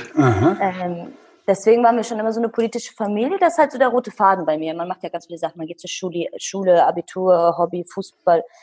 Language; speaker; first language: German; early bilingual, other home language; Kurdish